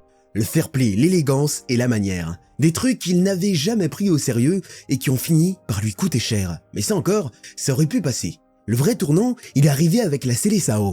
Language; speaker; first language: French; native; French